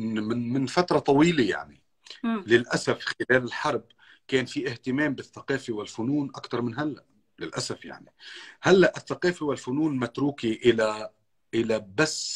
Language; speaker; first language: Arabic; native; Arabic